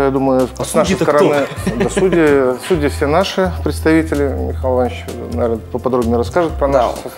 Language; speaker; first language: Russian; native; Russian